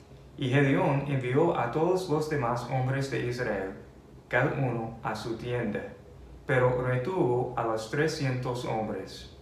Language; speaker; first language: Spanish; non-native, fluent; English